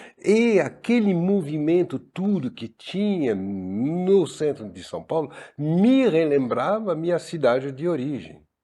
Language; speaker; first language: Portuguese; non-native, fluent; French